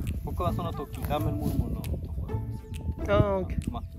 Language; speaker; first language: Japanese; non-native, fluent; Swedish